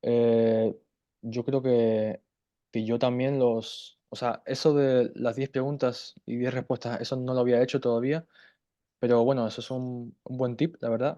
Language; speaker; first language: Spanish; non-native, fluent; German